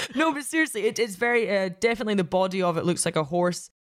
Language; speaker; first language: English; native; English